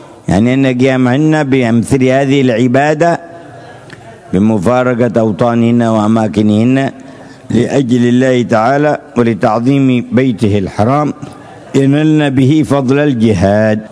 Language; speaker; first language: Arabic; native; Arabic